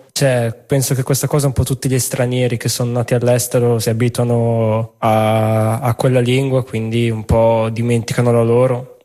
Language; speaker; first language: Italian; early bilingual, other home language; Arabic